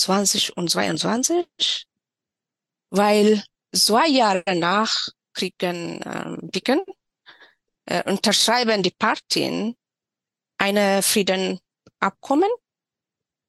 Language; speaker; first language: German; non-native, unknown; Tigrinya